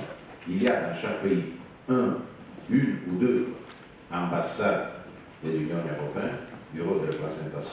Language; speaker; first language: French; non-native, fluent; Italian